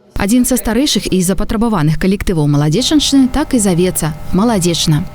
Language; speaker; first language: Belarusian; native; Belarusian